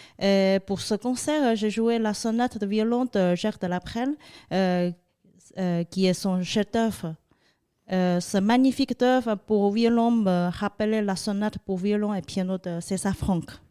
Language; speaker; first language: French; non-native, fluent; Chinese